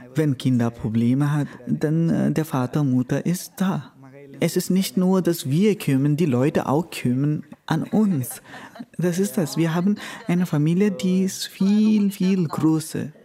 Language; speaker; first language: German; non-native, learner; Konkani